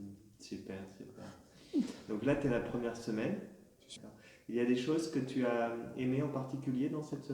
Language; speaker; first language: French; native; French